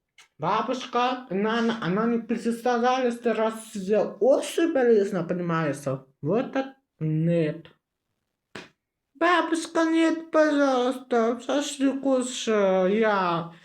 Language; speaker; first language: Russian; non-native, learner; Uzbek